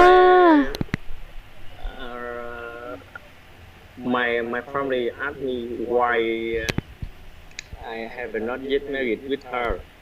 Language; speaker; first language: English; non-native, learner; Vietnamese